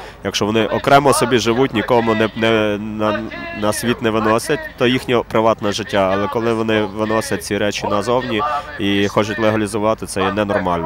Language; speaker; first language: Ukrainian; native; Ukrainian